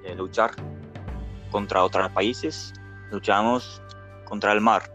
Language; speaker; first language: Spanish; non-native, fluent; Dutch